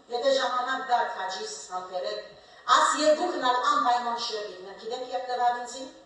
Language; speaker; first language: Armenian; early bilingual, heritage; Armenian